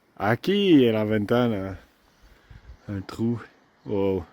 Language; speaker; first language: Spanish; non-native, learner; French